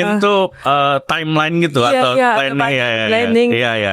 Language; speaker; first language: Indonesian; native; Indonesian